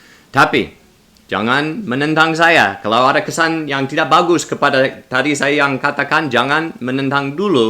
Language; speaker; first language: Indonesian; non-native, learner; English